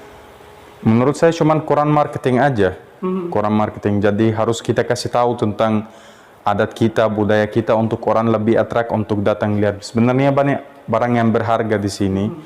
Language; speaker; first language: Indonesian; non-native, fluent; Arabic